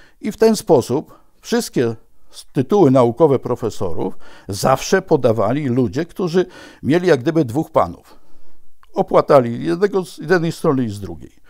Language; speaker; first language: Polish; native; Polish